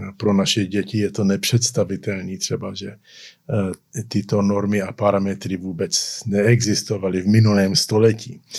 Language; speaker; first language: Czech; early bilingual, heritage; Czech